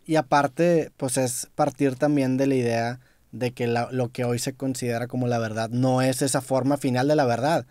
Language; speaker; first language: Spanish; native; Spanish